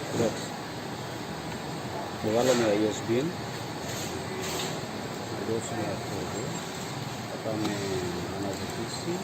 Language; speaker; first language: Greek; non-native, learner; Urdu